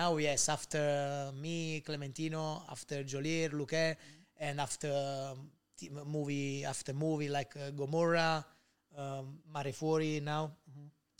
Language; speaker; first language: English; non-native, learner; Italian